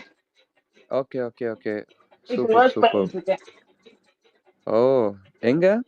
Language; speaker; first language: Tamil; native; Tamil